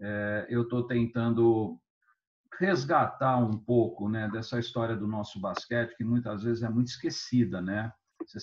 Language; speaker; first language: Portuguese; native; Portuguese